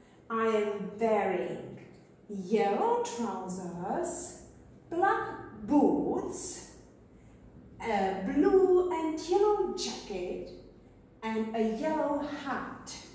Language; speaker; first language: English; non-native, fluent; Czech